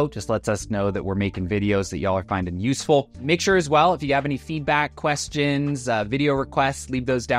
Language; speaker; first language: English; native; English